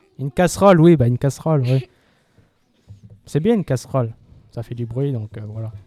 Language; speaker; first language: French; native; French